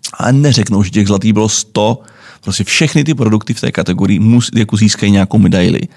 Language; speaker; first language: Czech; native; Czech